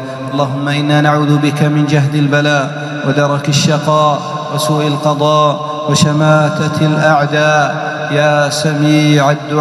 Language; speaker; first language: Arabic; native; Arabic